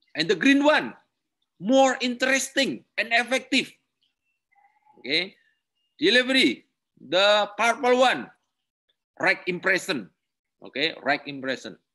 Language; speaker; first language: English; non-native, learner; Indonesian